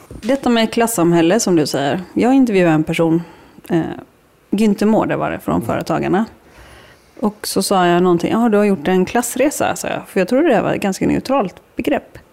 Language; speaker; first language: Swedish; native; Swedish